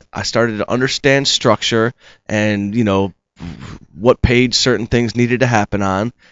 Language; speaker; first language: English; native; English